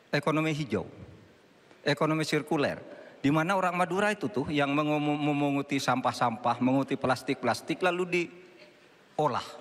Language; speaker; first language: Indonesian; native; Indonesian